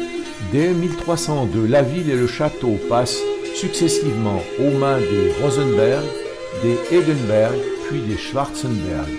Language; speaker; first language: French; native; French